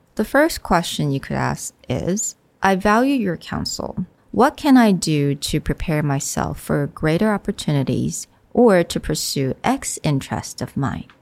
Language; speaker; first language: English; non-native, fluent; Chinese